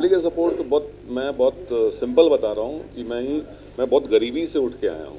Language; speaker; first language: Hindi; native; Hindi